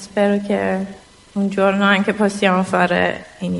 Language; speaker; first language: Italian; non-native, learner; Persian